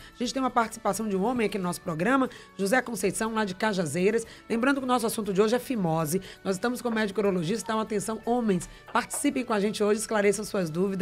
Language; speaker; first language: Portuguese; native; Portuguese